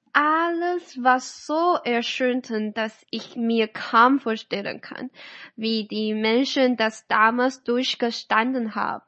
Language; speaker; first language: German; non-native, fluent; Chinese